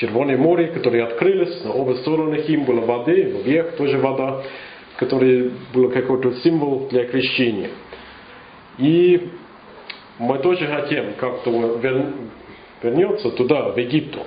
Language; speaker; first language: Russian; non-native, learner; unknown